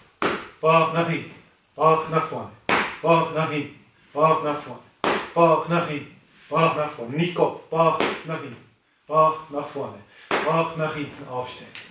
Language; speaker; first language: German; native; German